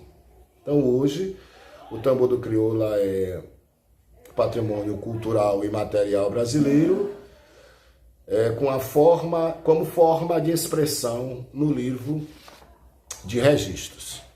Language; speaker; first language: Portuguese; native; Portuguese